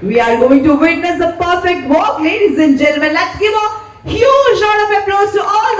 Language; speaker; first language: English; non-native, local second language; Malayalam